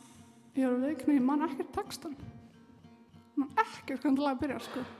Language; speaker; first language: Icelandic; native; Icelandic